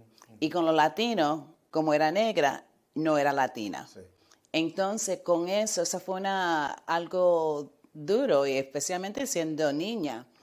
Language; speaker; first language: Spanish; early bilingual, heritage; Spanish